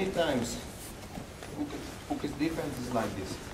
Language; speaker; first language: English; non-native, learner; German